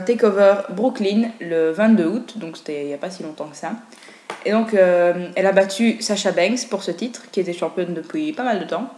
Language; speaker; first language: French; native; French